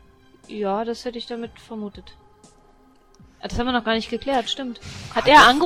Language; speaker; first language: German; native; German